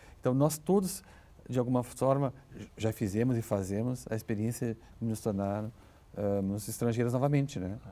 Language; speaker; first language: Portuguese; native; Portuguese